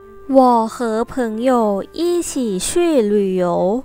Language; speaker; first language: Chinese; non-native, fluent; Thai